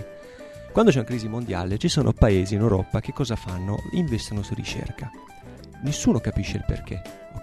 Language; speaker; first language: Italian; non-native, fluent; Arabic